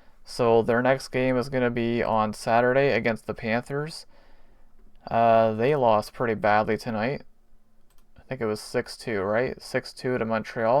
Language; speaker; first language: English; native; English